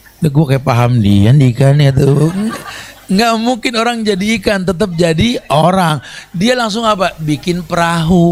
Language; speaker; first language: Indonesian; native; Indonesian